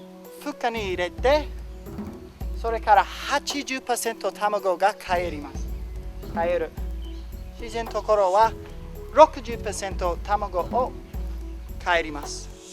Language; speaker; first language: Japanese; non-native, learner; English